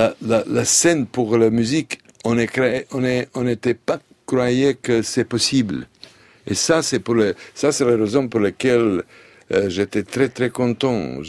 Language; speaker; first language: French; non-native, learner; Serbian